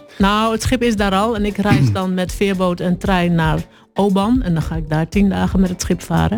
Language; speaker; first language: Dutch; native; Dutch